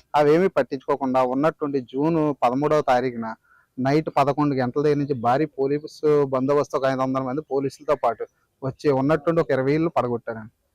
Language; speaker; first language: Telugu; native; Telugu